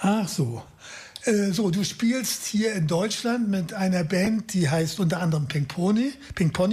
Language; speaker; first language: German; native; German